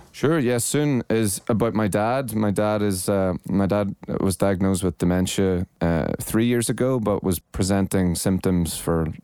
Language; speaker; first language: English; native; English